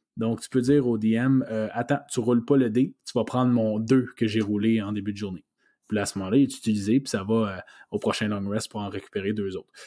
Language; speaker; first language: French; native; French